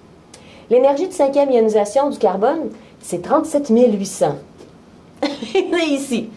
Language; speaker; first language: French; native; French